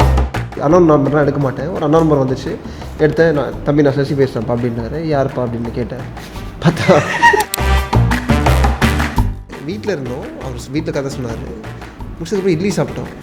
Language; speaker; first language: Tamil; native; Tamil